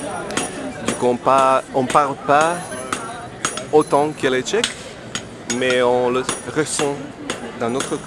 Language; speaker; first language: French; non-native, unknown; Slovak